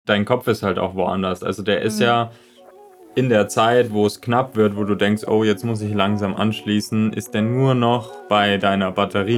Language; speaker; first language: German; native; German